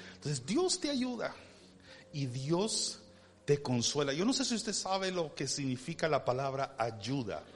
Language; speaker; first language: Spanish; early bilingual, heritage; Spanish